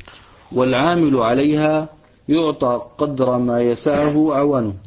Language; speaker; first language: Arabic; native; Arabic